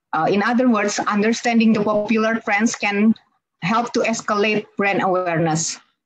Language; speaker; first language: English; non-native, fluent; Indonesian